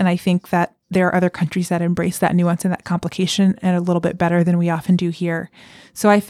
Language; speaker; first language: English; native; English